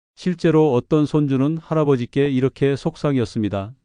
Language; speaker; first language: Korean; native; Korean